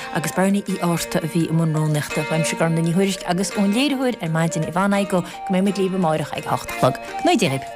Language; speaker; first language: Irish; native; Irish